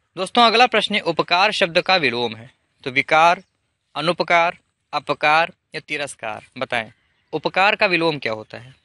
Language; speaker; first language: Hindi; native; Hindi